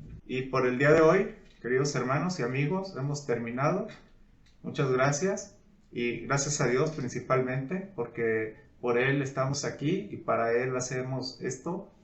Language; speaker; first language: Spanish; native; Spanish